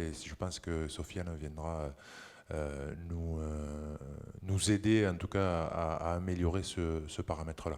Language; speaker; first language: French; native; French